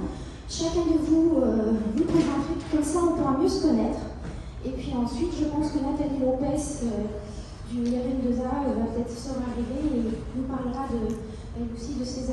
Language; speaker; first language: French; native; French